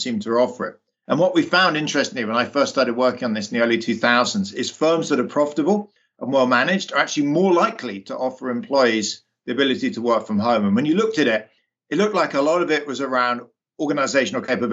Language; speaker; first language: English; native; English